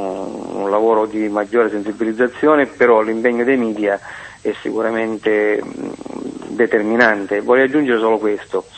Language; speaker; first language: Italian; native; Italian